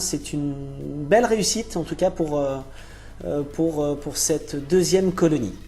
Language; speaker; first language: French; native; French